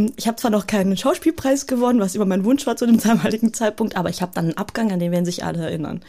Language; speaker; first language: German; early bilingual, other home language; Bulgarian